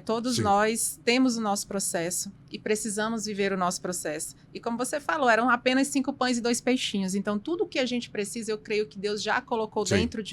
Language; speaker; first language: Portuguese; native; Portuguese